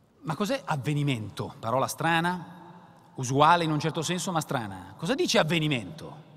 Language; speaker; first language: Italian; native; Italian